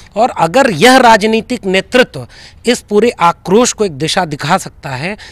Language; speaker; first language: Hindi; native; Hindi